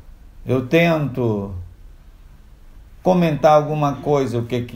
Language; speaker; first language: Portuguese; non-native, local second language; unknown